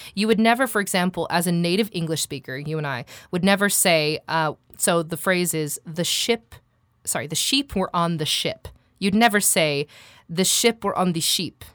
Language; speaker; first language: English; native; English